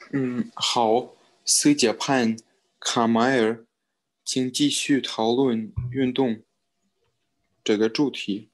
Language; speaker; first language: Chinese; non-native, learner; Russian